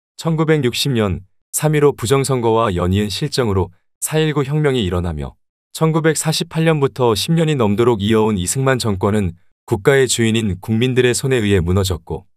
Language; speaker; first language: Korean; native; Korean